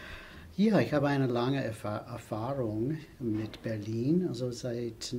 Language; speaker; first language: German; non-native, fluent; English